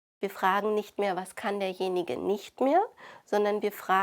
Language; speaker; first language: German; native; German